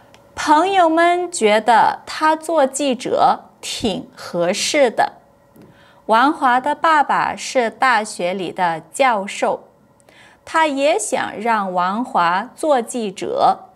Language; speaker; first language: Chinese; non-native, fluent; Portuguese